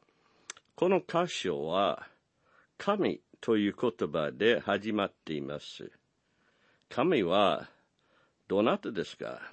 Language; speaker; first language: Japanese; non-native, fluent; English